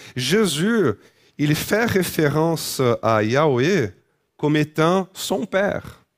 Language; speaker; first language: French; non-native, fluent; Portuguese